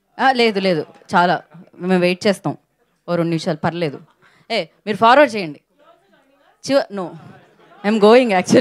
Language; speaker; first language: Telugu; native; Telugu